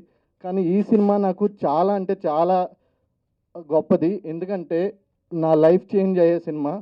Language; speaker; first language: Telugu; native; Telugu